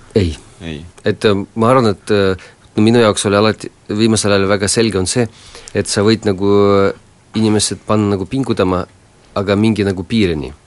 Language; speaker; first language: Estonian; non-native, local second language; Russian